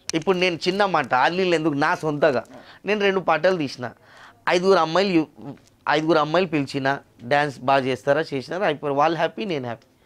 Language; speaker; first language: Telugu; non-native, local second language; Urdu